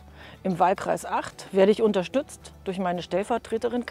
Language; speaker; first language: German; native; German